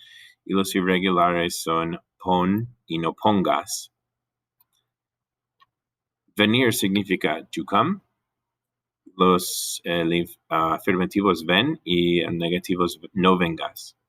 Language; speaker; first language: Spanish; non-native, fluent; English